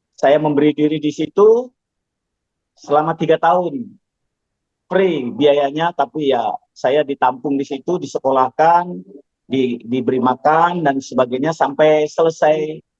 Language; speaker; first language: Indonesian; non-native, local second language; Javanese